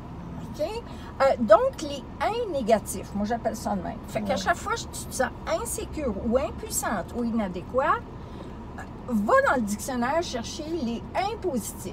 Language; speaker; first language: French; native; French